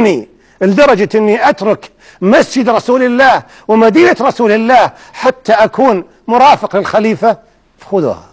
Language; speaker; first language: Arabic; native; Arabic